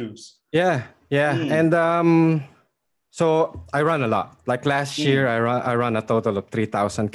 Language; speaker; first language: English; non-native, local second language; Filipino